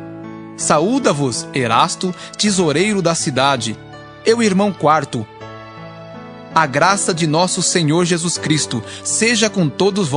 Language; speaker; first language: Portuguese; native; Portuguese